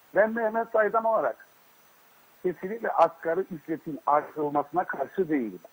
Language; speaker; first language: Turkish; native; Turkish